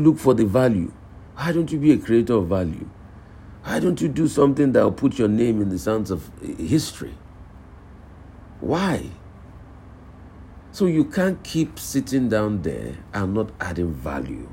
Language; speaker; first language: English; non-native, local second language; Yoruba